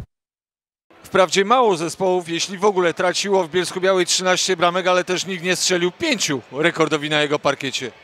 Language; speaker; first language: Polish; native; Polish